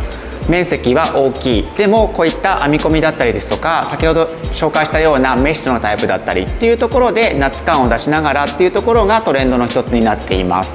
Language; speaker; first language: Japanese; native; Japanese